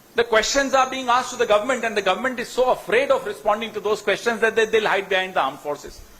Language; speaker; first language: English; non-native, local second language; Hindi